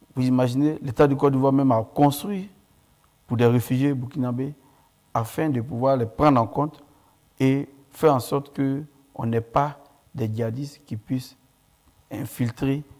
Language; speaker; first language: French; non-native, local second language; Mandingo